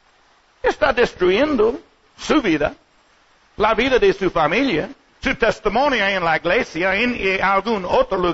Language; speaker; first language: Spanish; non-native, learner; English